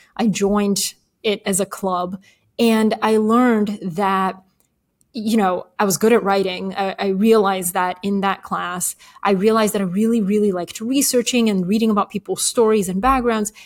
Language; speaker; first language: English; early bilingual, other home language; Bulgarian